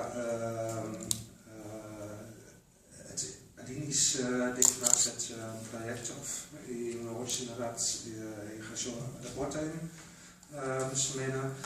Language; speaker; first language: Russian; non-native, learner; Polish